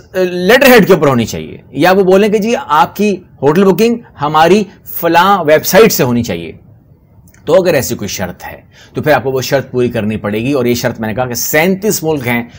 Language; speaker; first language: Urdu; non-native, local second language; Punjabi